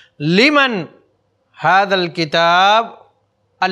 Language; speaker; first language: Arabic; non-native, fluent; Urdu